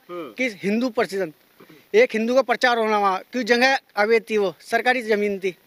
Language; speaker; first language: Hindi; native; Hindi